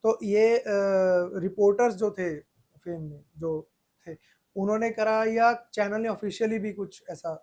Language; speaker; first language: Hindi; non-native, local second language; Punjabi